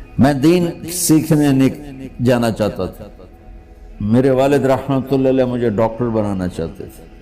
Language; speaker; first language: Urdu; non-native, local second language; Punjabi